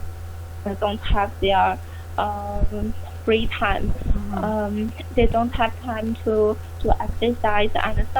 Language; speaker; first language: English; non-native, learner; Chinese